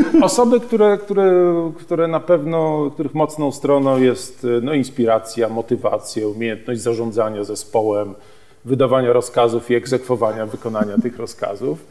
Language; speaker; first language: Polish; native; Polish